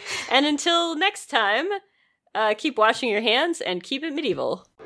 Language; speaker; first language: English; native; English